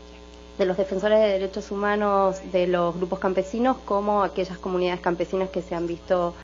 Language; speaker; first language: Spanish; native; Spanish